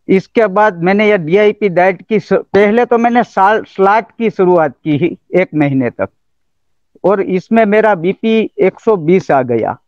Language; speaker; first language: Hindi; non-native, local second language; Gujarati